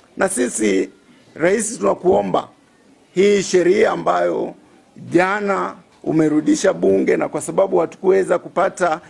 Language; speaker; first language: Swahili; native; Swahili